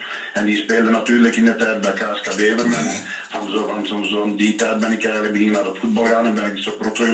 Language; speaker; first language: Dutch; native; Dutch